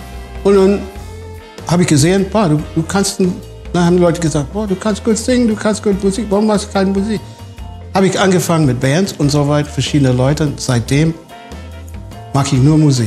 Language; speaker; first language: German; non-native, fluent; English